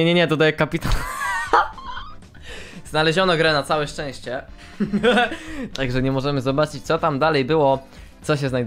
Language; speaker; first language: Polish; native; Polish